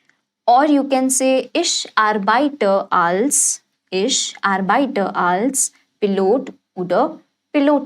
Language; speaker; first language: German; non-native, fluent; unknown